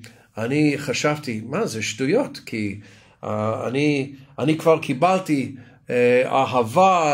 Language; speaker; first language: Hebrew; non-native, fluent; English